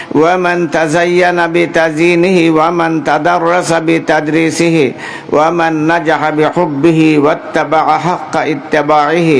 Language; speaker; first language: Arabic; non-native, fluent; Bangla